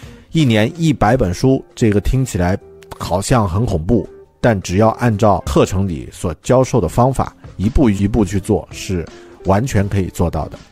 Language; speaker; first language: Chinese; native; Chinese